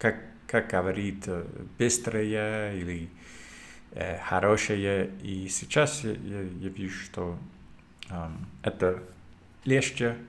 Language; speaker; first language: Russian; non-native, learner; English